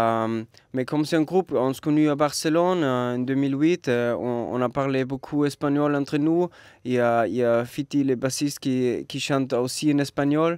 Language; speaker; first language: French; non-native, learner; German